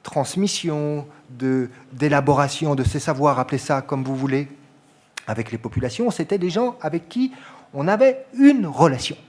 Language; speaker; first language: French; native; French